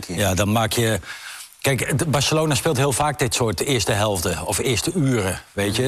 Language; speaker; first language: Dutch; native; Dutch